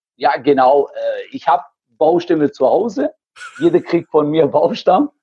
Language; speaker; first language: German; native; German